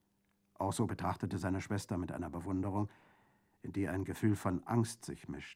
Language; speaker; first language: German; native; German